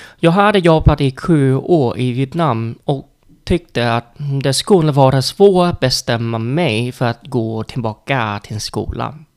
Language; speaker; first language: Swedish; non-native, learner; Vietnamese